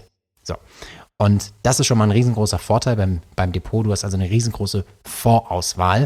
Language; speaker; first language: German; native; German